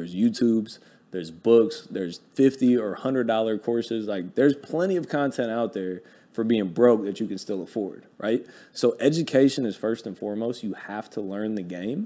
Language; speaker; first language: English; native; English